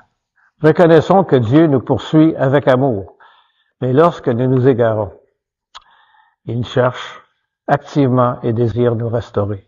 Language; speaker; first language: French; native; French